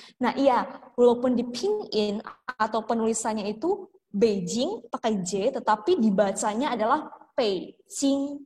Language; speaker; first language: Indonesian; native; Indonesian